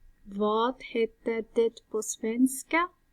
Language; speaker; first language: Swedish; non-native, fluent; Persian